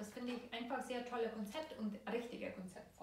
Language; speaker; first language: German; non-native, fluent; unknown